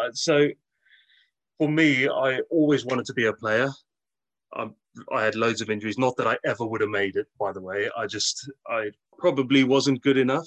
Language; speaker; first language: English; native; English